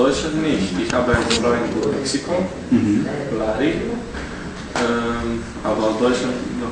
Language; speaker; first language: German; non-native, learner; Croatian